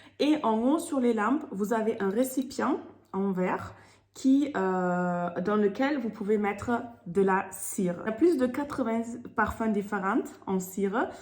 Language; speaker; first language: French; non-native, fluent; German